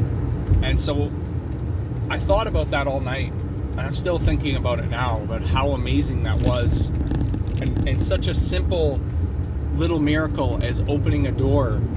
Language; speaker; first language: English; native; English